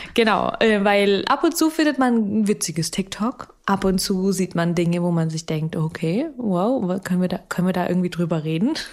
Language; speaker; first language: German; early bilingual, other home language; Russian